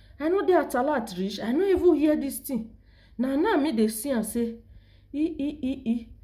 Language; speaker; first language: Nigerian Pidgin; non-native, local second language; Yoruba